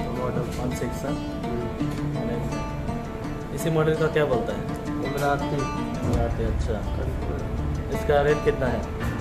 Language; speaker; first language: Hindi; non-native, learner; Bangla